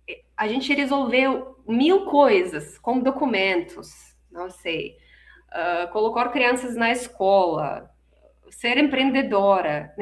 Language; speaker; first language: Portuguese; non-native, fluent; Russian